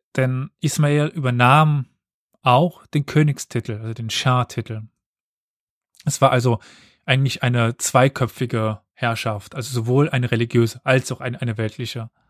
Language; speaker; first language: German; native; German